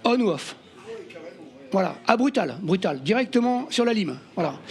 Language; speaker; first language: French; native; French